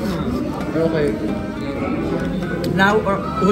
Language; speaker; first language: English; non-native, learner; Filipino